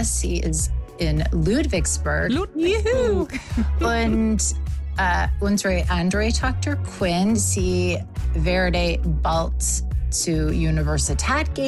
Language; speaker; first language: German; non-native, learner; English